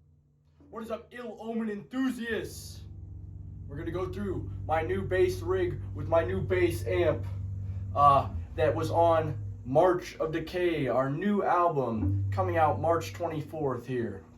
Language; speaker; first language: English; native; English